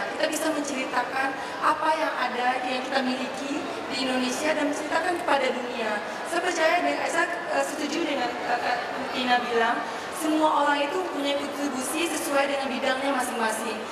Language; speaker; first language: Indonesian; non-native, local second language; Minangkabau